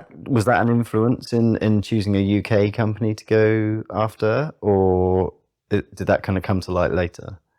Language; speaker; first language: English; native; English